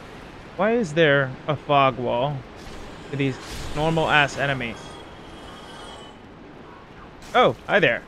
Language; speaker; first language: English; native; English